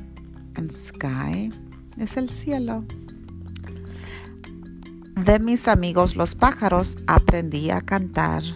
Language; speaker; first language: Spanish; early bilingual, heritage; Spanish